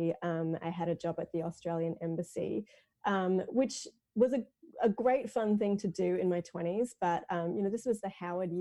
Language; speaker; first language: English; native; English